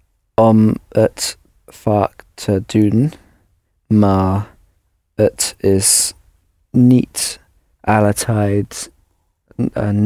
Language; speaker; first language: Dutch; non-native, learner; English